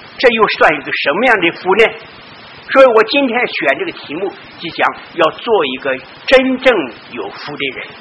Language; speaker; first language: Chinese; native; Chinese